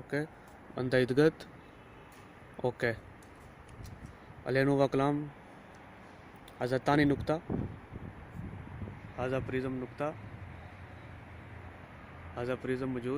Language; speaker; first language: Arabic; non-native, learner; Urdu